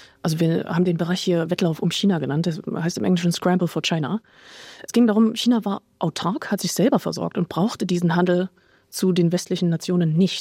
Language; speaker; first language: German; native; German